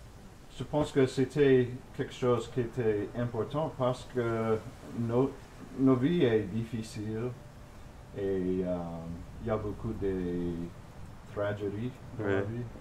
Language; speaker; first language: French; non-native, fluent; English